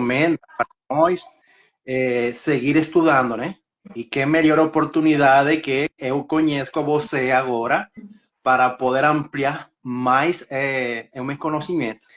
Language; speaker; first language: Portuguese; non-native, learner; Spanish